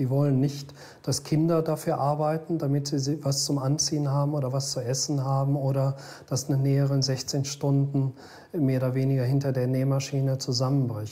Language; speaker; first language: German; native; German